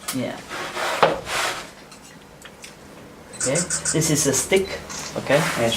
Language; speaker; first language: English; non-native, learner; Portuguese